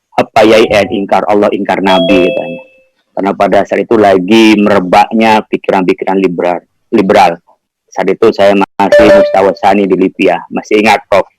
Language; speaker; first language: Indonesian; non-native, local second language; Madurese